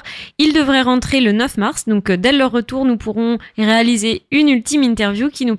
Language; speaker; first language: French; native; French